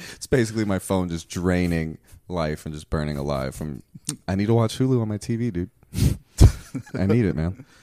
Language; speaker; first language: English; early bilingual, other home language; Spanish